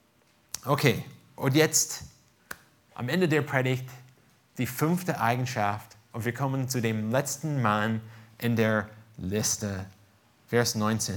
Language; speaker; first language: German; non-native, fluent; English